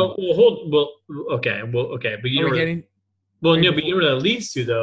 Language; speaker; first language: English; native; English